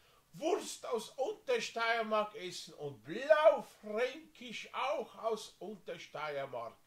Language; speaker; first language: German; non-native, fluent; Slovenian